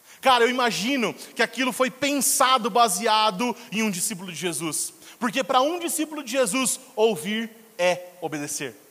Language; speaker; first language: Portuguese; native; Portuguese